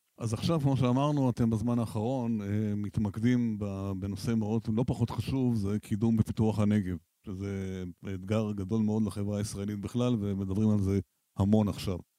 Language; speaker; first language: Hebrew; native; Hebrew